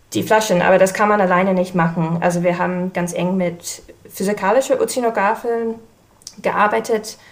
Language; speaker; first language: German; non-native, fluent; English